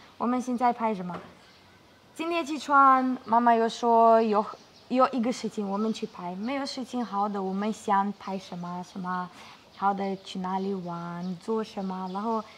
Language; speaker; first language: Chinese; non-native, learner; Ukrainian